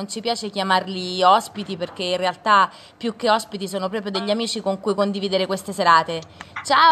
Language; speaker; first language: Italian; native; Italian